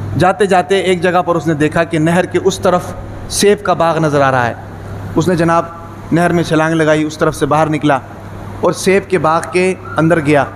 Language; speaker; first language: Urdu; non-native, local second language; Pashto